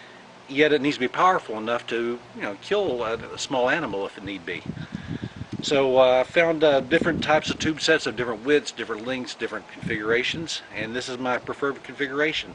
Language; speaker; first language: English; native; English